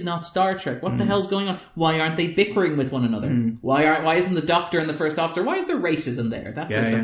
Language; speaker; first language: English; native; English